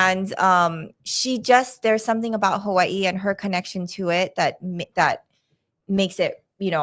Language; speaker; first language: English; native; English